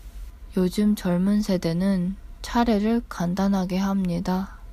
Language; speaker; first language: Korean; non-native, learner; English